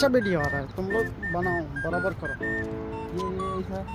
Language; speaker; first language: Hindi; non-native, learner; Bangla